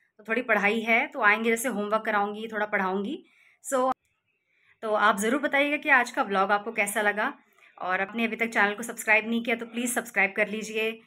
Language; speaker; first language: Hindi; non-native, local second language; Marathi